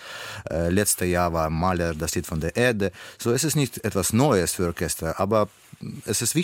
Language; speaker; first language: German; non-native, learner; Russian